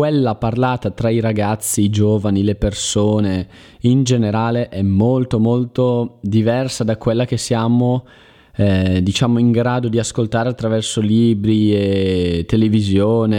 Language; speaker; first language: Italian; native; Italian